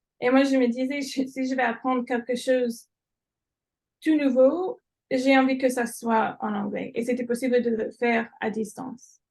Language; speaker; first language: French; non-native, fluent; English